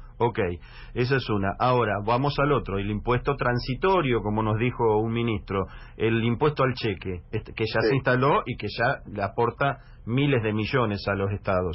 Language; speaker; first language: Spanish; native; Spanish